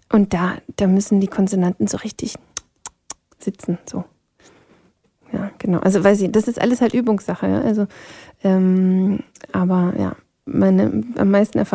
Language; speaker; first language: German; non-native, local second language; Polish